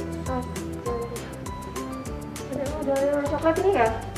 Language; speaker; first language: Indonesian; native; Indonesian